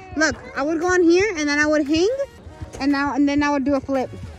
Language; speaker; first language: English; early bilingual, other home language; Spanish